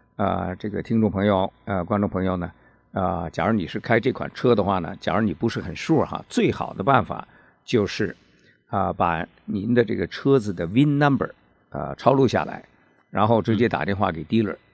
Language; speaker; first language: Chinese; native; Chinese